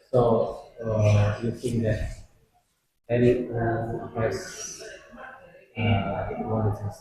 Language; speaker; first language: English; non-native, fluent; Indonesian